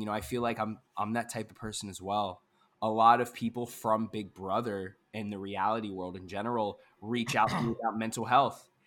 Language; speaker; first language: English; native; English